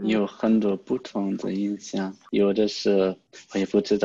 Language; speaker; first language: Chinese; non-native, fluent; German